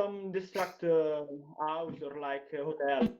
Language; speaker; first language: English; non-native, learner; Italian